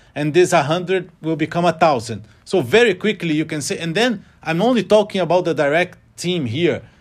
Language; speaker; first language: English; non-native, fluent; Portuguese